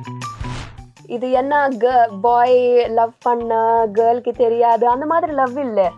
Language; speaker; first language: Tamil; non-native, learner; Telugu